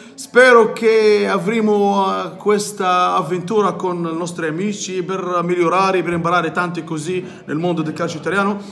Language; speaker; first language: Italian; non-native, learner; Arabic